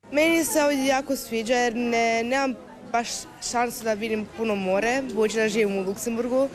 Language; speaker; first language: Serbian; early bilingual, other home language; Croatian